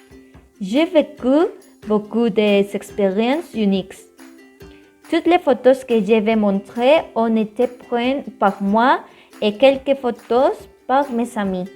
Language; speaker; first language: French; non-native, learner; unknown